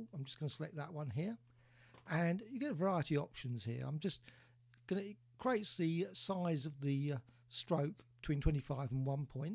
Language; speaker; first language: English; native; English